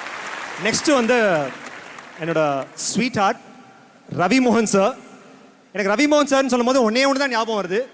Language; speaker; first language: Tamil; native; Tamil